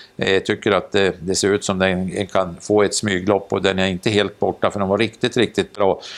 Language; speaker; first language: Swedish; native; Swedish